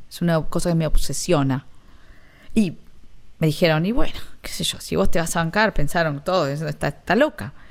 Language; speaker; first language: Spanish; native; Spanish